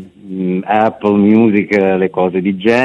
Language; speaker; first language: Italian; non-native, fluent; Russian